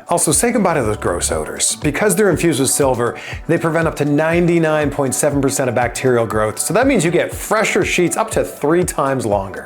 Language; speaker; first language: English; native; English